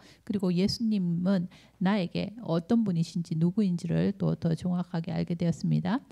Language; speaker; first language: Korean; native; Korean